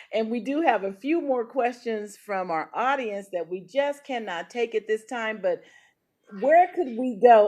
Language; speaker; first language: English; native; English